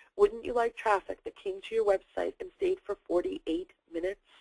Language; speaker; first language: English; native; English